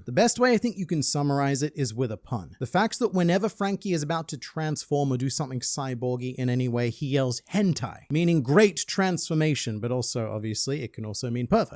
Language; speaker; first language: English; native; English